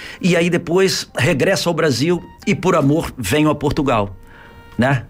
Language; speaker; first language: Portuguese; native; Portuguese